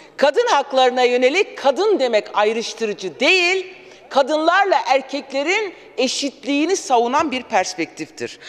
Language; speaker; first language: Turkish; non-native, local second language; Kurdish